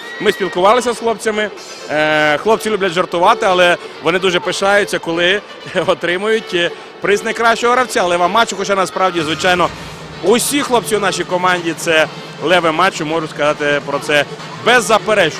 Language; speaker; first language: Ukrainian; native; Ukrainian